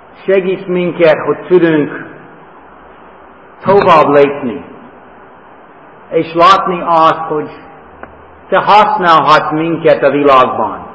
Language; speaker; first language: Hungarian; non-native, fluent; English